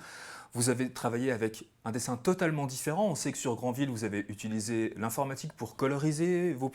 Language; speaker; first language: French; native; French